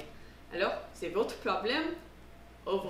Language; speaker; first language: French; non-native, fluent; English